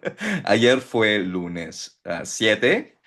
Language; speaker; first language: Spanish; non-native, fluent; Filipino